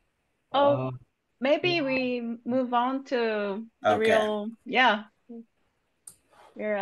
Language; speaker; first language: English; non-native, fluent; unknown